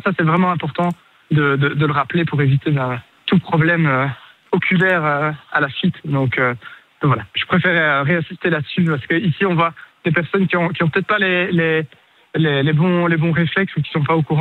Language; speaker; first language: French; native; French